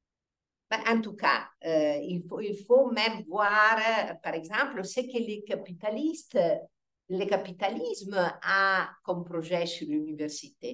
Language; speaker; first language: French; non-native, fluent; Italian